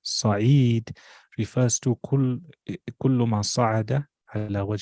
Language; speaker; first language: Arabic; non-native, fluent; English